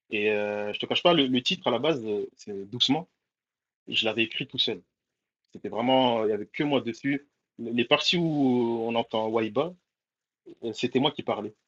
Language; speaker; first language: French; early bilingual, other home language; Comorian